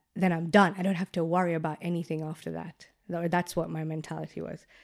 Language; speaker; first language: English; non-native, local second language; Gujarati